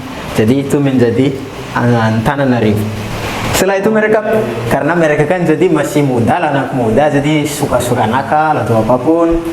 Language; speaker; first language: Indonesian; non-native, fluent; Malagasy